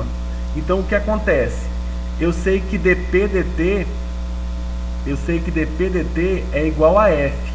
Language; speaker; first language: Portuguese; native; Portuguese